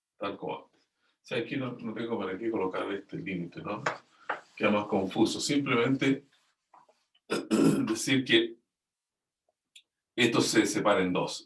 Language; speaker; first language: Spanish; native; Spanish